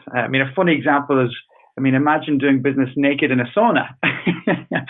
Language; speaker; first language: English; native; English